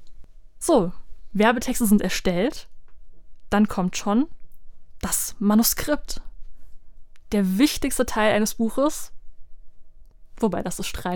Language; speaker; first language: German; native; German